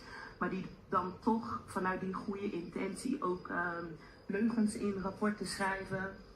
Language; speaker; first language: Dutch; native; Dutch